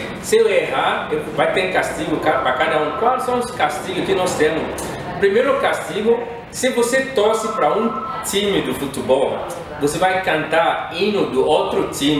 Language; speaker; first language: Portuguese; non-native, fluent; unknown